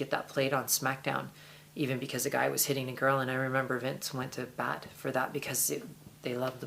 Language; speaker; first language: English; native; English